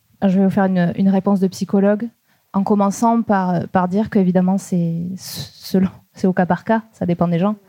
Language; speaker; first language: French; native; French